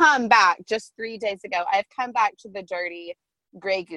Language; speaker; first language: English; native; English